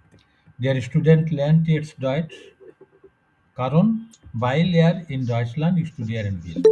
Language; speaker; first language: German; non-native, fluent; Bangla